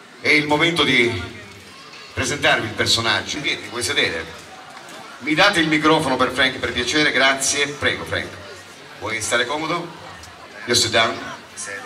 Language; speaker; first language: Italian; native; Italian